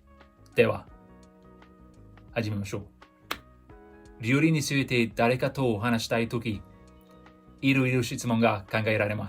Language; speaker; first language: Japanese; non-native, fluent; English